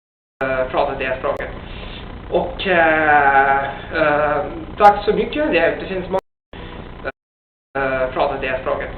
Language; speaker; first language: Swedish; non-native, fluent; Italian